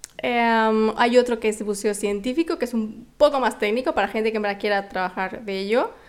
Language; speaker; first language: Spanish; native; Spanish